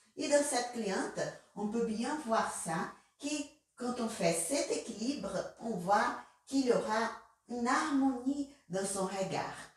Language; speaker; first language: French; non-native, fluent; Portuguese